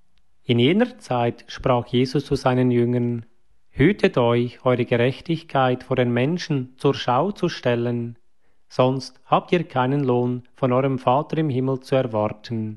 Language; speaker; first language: German; native; German